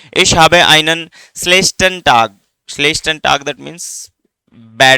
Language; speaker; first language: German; non-native, fluent; Hindi